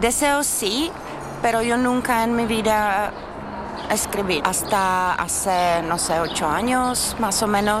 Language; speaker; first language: Spanish; non-native, learner; Czech